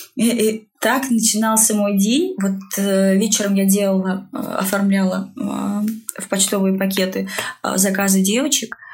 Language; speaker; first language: Russian; native; Russian